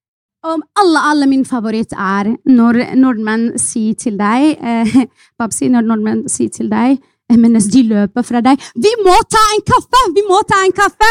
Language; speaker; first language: Norwegian; non-native, fluent; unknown